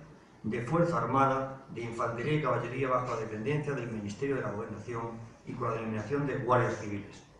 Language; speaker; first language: Spanish; native; Spanish